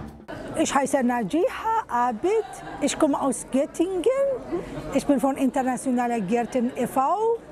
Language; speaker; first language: German; non-native, fluent; Arabic